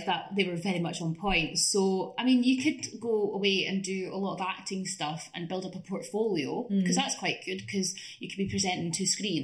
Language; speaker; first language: English; native; English